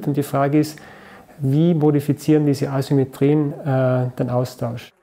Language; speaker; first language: German; native; German